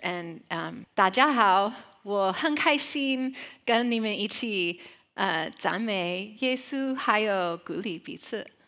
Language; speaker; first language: Chinese; non-native, learner; English